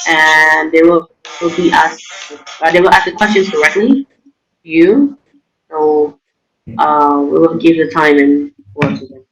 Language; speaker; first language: English; non-native, fluent; Indonesian